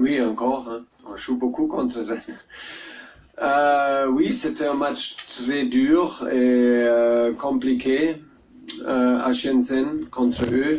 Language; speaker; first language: French; non-native, learner; German